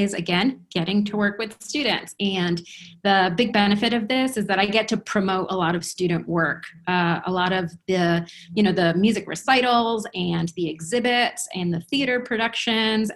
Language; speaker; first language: English; early bilingual, other home language; Spanish